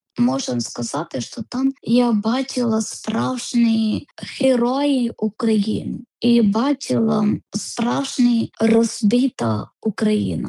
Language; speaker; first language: Ukrainian; non-native, learner; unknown